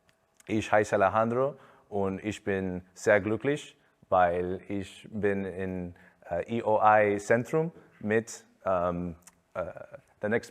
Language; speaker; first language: German; non-native, learner; Spanish